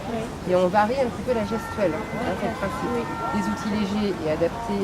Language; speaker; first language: French; native; French